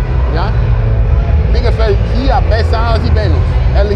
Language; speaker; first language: German; non-native, fluent; Italian